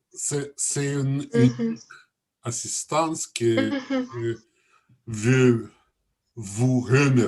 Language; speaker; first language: French; non-native, learner; Russian